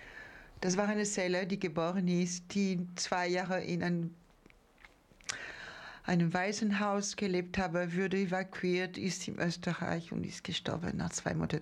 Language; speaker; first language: German; non-native, fluent; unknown